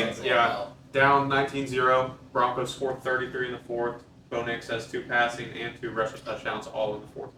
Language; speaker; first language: English; native; English